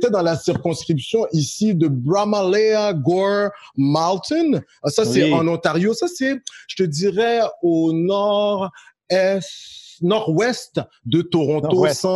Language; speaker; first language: French; native; French